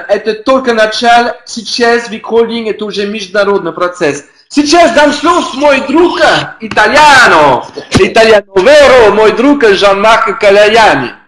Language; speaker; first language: Russian; non-native, learner; French